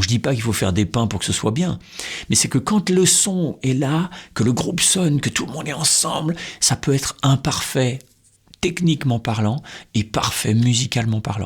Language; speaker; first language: French; native; French